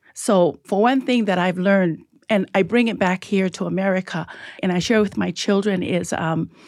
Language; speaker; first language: English; early bilingual, other home language; Tongan